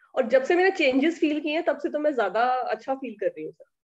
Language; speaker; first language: Hindi; native; Hindi